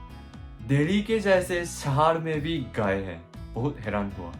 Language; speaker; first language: Hindi; non-native, learner; Japanese